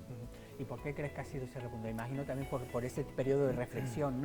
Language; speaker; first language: Spanish; native; Spanish